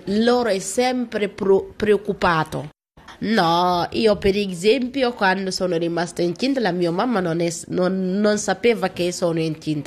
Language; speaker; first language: Italian; non-native, learner; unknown